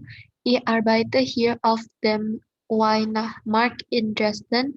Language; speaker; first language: German; non-native, learner; Indonesian